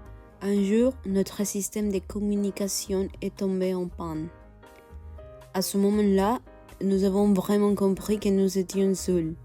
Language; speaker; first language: French; non-native, learner; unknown